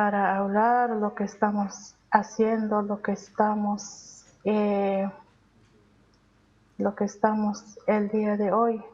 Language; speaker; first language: Spanish; non-native, local second language; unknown